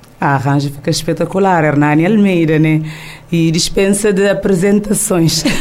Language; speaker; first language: Portuguese; non-native, local second language; Kabuverdianu